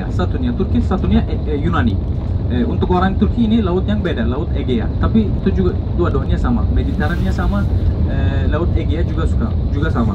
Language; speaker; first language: Indonesian; non-native, fluent; Turkish